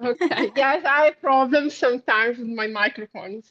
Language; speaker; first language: English; non-native, learner; Italian